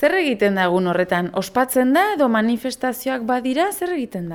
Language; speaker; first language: Basque; native; Basque